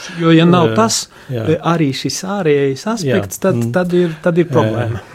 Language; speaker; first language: Latvian; early bilingual, heritage; Latvian